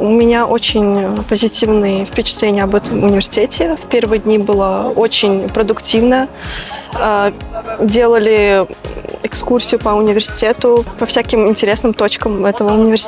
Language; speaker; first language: Russian; non-native, fluent; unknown